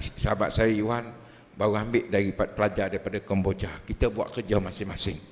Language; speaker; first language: Malay; native; Malay